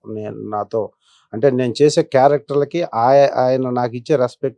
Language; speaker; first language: Telugu; native; Telugu